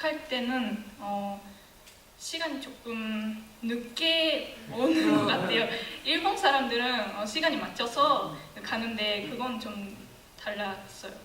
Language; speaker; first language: Korean; non-native, fluent; Japanese